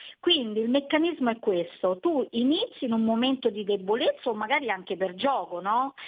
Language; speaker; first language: Italian; native; Italian